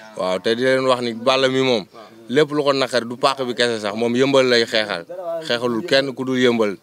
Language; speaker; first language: Wolof; native; Wolof